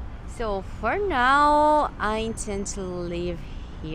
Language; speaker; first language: English; non-native, fluent; Portuguese